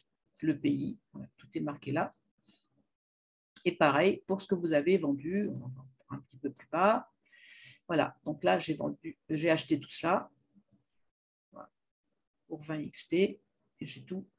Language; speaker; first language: French; native; French